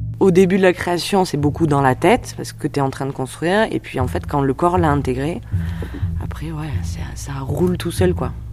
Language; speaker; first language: French; native; French